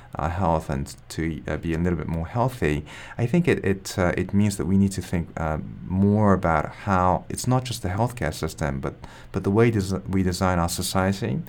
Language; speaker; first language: English; non-native, fluent; Japanese